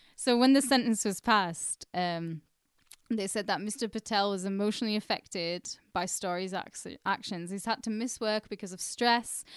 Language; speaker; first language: English; early bilingual, other home language; Hindi